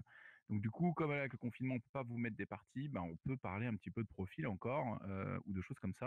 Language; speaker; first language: French; native; French